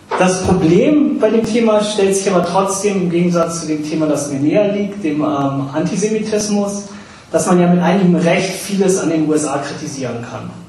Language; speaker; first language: German; early bilingual, other home language; English